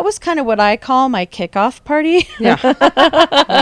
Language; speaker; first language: English; native; English